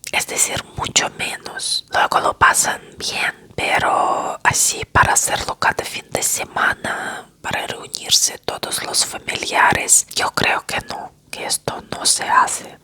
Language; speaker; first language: Spanish; non-native, fluent; Russian